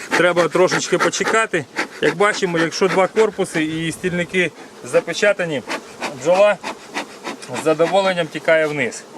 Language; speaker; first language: Ukrainian; non-native, local second language; Russian